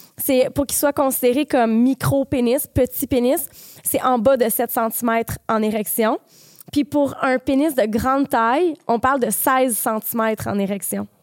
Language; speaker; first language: French; native; French